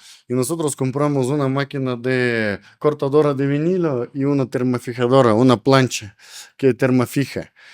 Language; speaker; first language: Spanish; non-native, learner; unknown